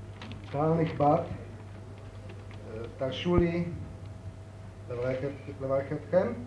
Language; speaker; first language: Hebrew; non-native, fluent; Czech